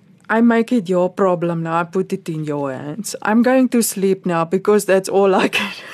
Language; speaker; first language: English; non-native, local second language; Afrikaans